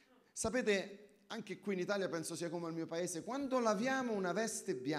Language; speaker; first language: Italian; native; Italian